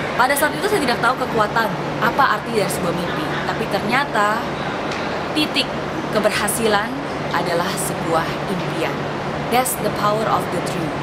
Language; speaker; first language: Indonesian; native; Indonesian